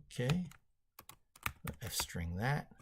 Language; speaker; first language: English; native; English